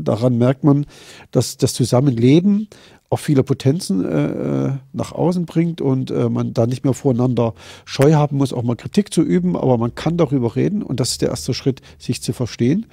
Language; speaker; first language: German; native; German